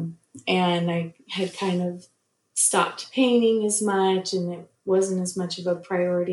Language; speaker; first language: English; native; English